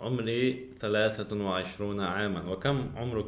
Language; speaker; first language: Arabic; non-native, learner; Chechen